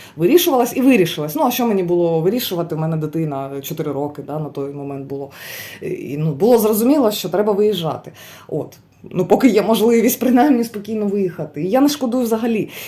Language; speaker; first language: Ukrainian; non-native, local second language; Russian